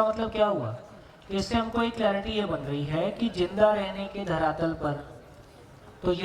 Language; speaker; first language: Hindi; native; Hindi